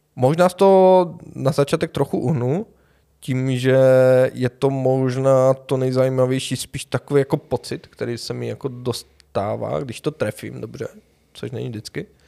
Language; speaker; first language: Czech; native; Czech